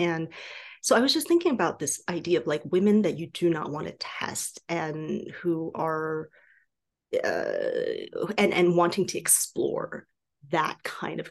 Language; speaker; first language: English; non-native, fluent; Chinese